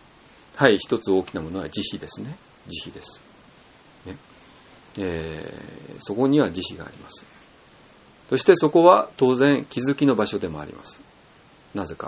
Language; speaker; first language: Japanese; native; Japanese